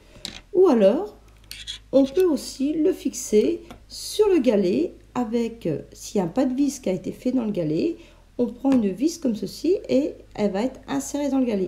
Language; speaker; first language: French; native; French